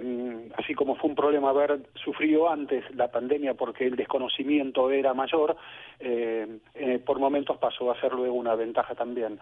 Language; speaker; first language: Spanish; native; Spanish